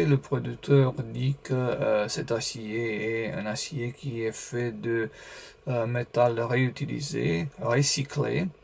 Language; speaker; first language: French; non-native, learner; Romanian